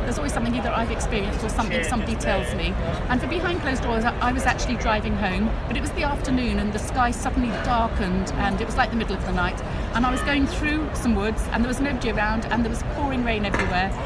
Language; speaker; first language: English; native; English